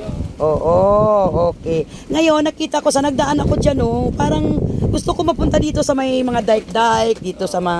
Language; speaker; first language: Filipino; non-native, local second language; Hiligaynon